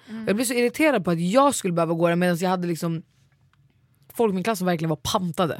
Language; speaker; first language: Swedish; early bilingual, other home language; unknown